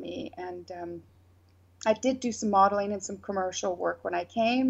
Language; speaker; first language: English; native; English